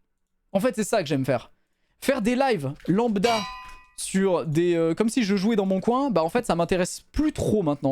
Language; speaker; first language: French; native; French